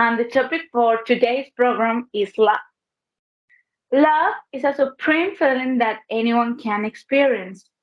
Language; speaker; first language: English; non-native, learner; Spanish